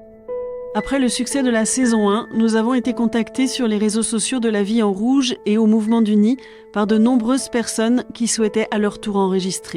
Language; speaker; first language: French; native; French